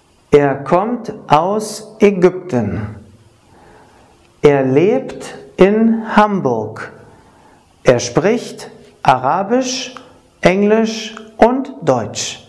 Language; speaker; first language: German; non-native, fluent; Arabic